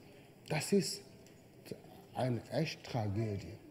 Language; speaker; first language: German; non-native, learner; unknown